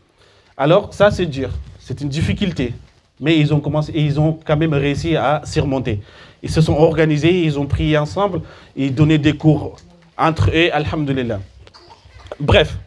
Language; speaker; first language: French; early bilingual, other home language; Soninke